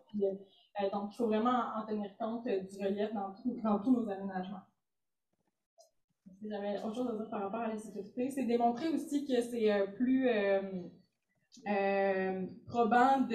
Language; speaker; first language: French; native; French